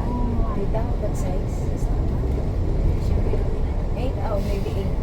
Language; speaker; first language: English; non-native, learner; Filipino